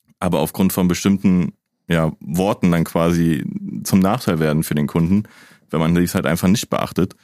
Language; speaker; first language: German; native; German